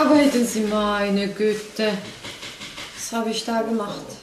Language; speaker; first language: German; non-native, fluent; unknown